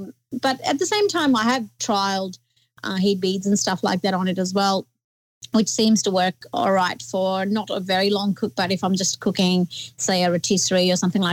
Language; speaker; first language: English; non-native, local second language; Nepali